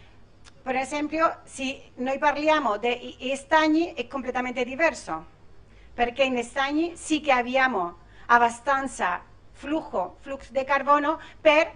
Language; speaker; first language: Italian; non-native, learner; Spanish